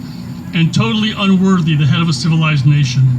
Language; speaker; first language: English; native; English